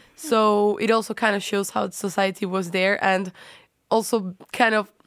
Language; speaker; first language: English; non-native, fluent; Spanish